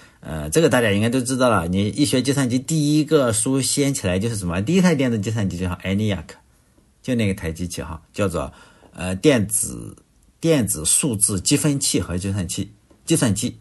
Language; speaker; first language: Chinese; native; Chinese